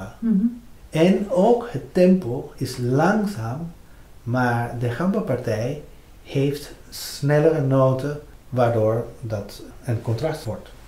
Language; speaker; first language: Dutch; non-native, fluent; Spanish